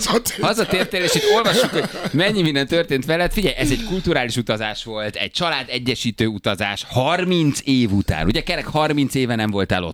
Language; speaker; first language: Hungarian; native; Hungarian